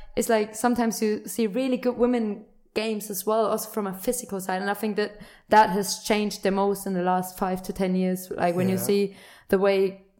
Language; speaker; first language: English; non-native, fluent; German